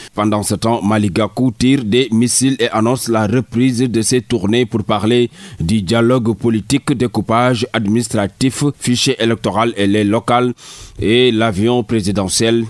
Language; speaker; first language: French; non-native, local second language; Wolof